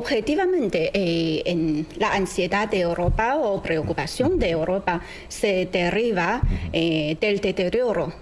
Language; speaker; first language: Spanish; non-native, fluent; Chinese